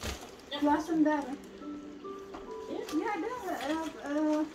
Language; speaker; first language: Dutch; non-native, learner; Indonesian